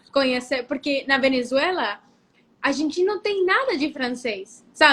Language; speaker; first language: Portuguese; non-native, fluent; Spanish